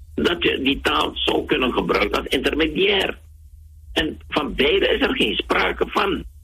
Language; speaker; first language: Dutch; native; Dutch